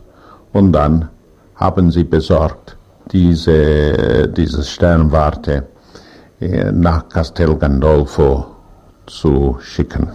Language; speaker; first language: German; non-native, learner; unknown